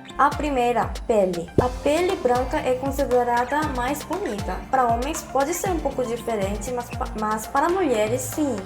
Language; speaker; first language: Portuguese; non-native, fluent; Korean